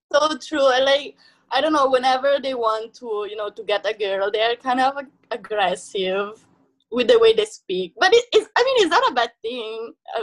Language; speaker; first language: English; non-native, fluent; Italian